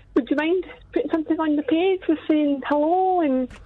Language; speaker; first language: English; native; English